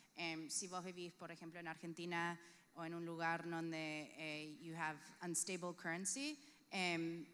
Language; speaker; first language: Spanish; early bilingual, heritage; Spanish